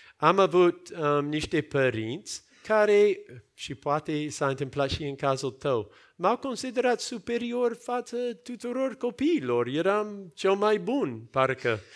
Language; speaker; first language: Romanian; non-native, fluent; English